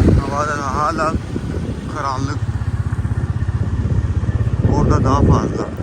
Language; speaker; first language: Turkish; non-native, learner; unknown